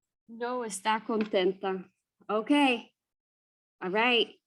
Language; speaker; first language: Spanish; non-native, fluent; English